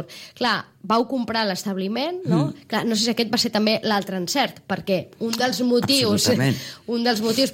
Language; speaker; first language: Catalan; native; Catalan